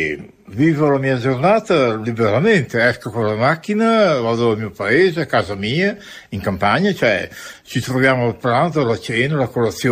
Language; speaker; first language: Italian; native; Italian